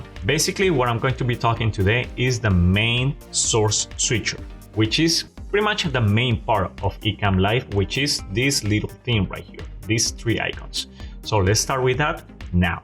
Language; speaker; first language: English; non-native, fluent; Spanish